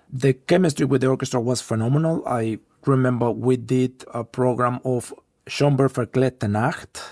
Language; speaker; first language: English; non-native, fluent; Spanish